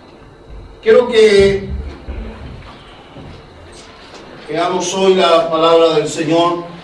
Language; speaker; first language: Spanish; native; Spanish